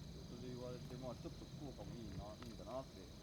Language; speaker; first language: Japanese; native; Japanese